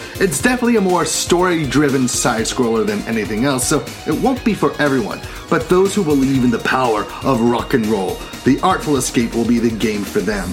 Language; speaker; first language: English; native; English